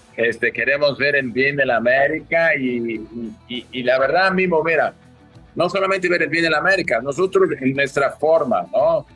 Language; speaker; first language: Spanish; early bilingual, other home language; Portuguese